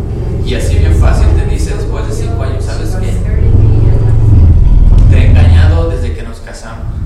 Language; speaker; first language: Spanish; native; Spanish